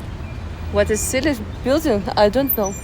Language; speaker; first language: English; non-native, learner; Russian